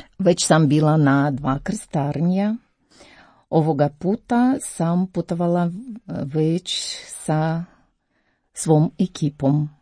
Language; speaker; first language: Croatian; non-native, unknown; Ukrainian